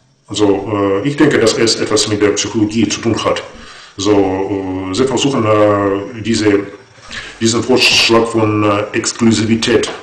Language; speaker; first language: German; non-native, fluent; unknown